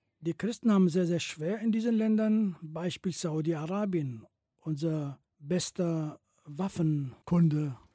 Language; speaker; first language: German; non-native, fluent; Kurdish